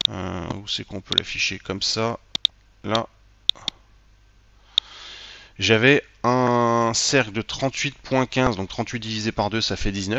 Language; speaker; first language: French; native; French